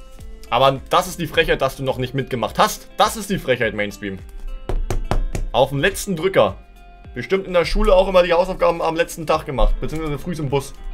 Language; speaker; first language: German; native; German